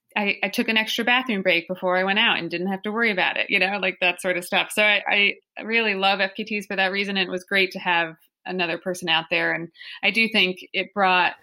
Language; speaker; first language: English; native; English